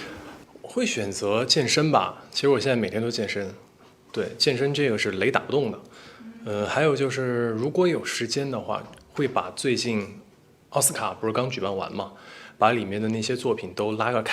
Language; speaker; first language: Chinese; native; Chinese